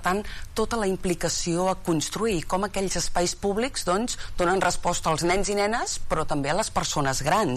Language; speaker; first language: Catalan; native; Catalan